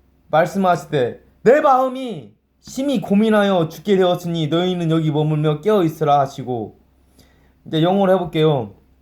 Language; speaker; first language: Korean; native; Korean